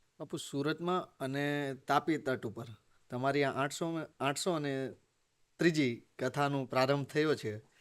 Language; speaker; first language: Gujarati; native; Gujarati